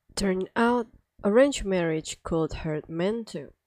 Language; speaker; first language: English; non-native, fluent; Indonesian